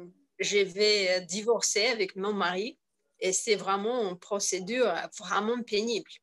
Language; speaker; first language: French; non-native, learner; Russian